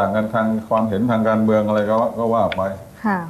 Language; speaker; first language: Thai; native; Thai